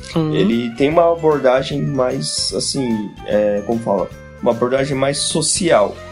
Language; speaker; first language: Portuguese; non-native, fluent; Japanese